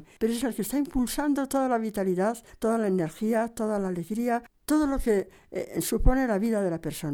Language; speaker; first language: Spanish; native; Spanish